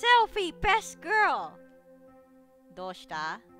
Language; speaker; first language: Japanese; non-native, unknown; English